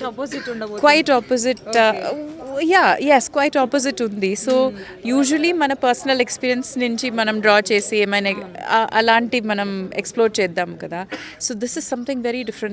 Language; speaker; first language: Telugu; non-native, local second language; Malayalam